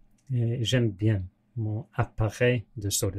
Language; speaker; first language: French; non-native, learner; English